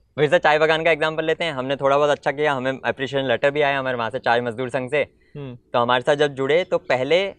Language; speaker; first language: Hindi; native; Hindi